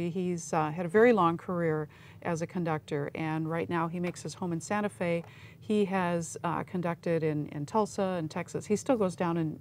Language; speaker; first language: English; native; English